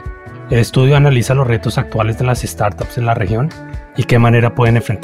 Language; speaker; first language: Spanish; native; Spanish